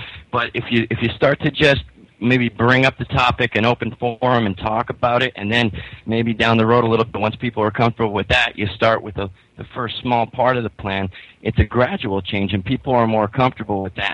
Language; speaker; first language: English; native; English